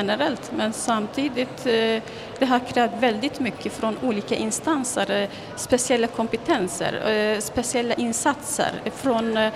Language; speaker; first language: Swedish; non-native, fluent; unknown